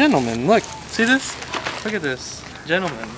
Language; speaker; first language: English; native; English